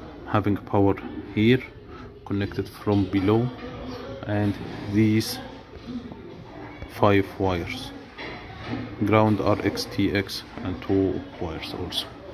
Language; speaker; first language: English; non-native, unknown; Arabic